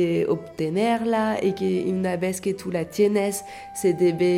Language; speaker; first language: Spanish; non-native, fluent; French